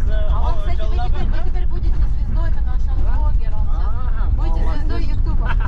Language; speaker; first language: Russian; native; Russian